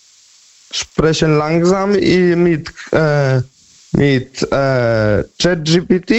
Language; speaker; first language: German; non-native, learner; Polish